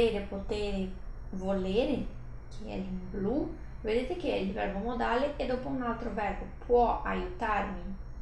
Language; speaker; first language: Italian; non-native, fluent; Portuguese